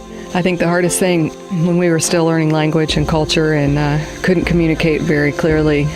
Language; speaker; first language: English; native; English